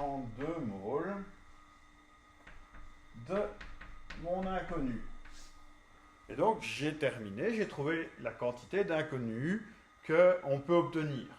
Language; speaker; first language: French; native; French